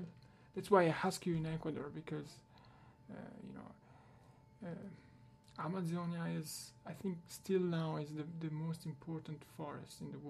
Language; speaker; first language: English; non-native, learner; Italian